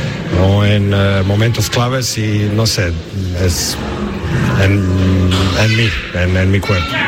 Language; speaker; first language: Spanish; non-native, learner; English